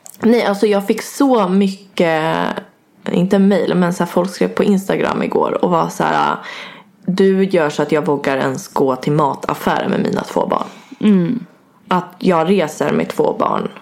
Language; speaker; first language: Swedish; native; Swedish